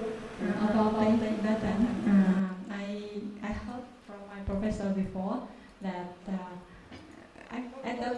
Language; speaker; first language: English; non-native, learner; Vietnamese